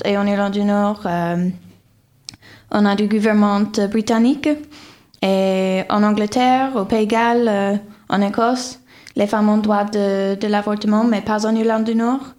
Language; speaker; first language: French; non-native, fluent; English